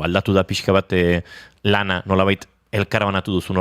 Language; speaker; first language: Basque; native; Basque